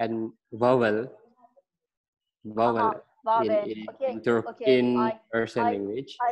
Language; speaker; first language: English; non-native, learner; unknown